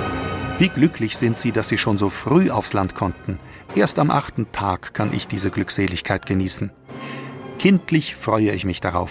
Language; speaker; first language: German; native; German